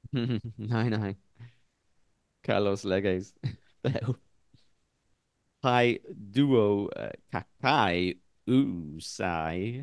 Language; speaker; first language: Greek; non-native, learner; English